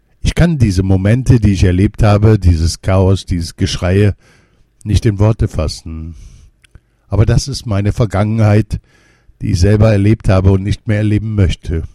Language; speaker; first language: German; early bilingual, other home language; Kurdish